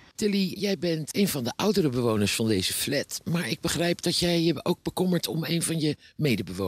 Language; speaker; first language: Dutch; native; Dutch